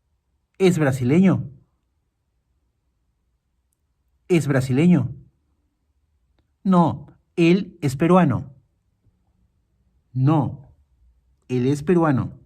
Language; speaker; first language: Spanish; non-native, fluent; Portuguese